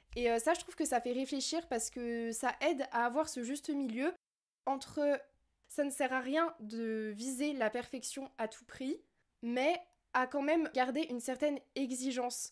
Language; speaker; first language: French; native; French